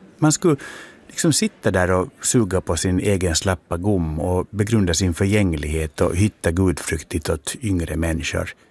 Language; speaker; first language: Swedish; native; Swedish